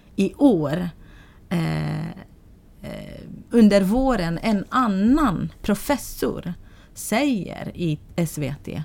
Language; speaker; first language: Swedish; non-native, fluent; Arabic